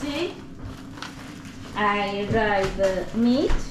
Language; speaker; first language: English; non-native, learner; Swedish